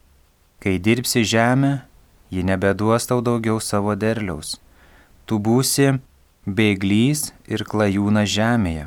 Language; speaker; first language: Lithuanian; native; Lithuanian